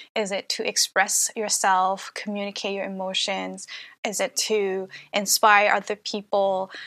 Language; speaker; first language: English; non-native, local second language; Cantonese